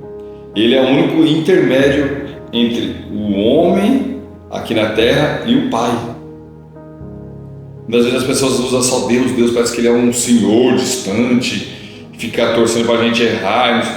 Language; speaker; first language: Portuguese; native; Portuguese